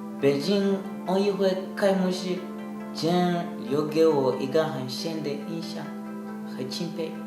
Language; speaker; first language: Chinese; non-native, learner; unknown